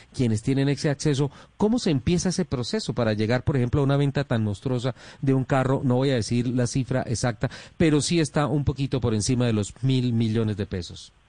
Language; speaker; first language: Spanish; native; Spanish